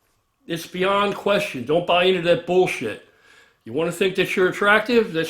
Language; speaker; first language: English; native; English